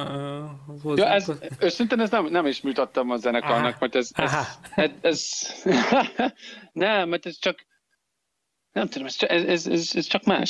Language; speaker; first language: Hungarian; non-native, fluent; English